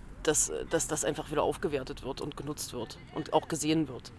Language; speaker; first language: German; native; German